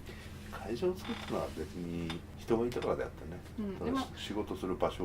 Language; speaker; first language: Japanese; native; Japanese